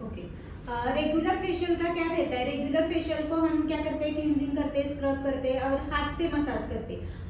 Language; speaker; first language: Hindi; non-native, local second language; Marathi